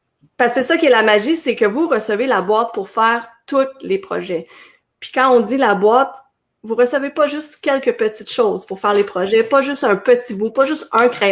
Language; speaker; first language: French; native; French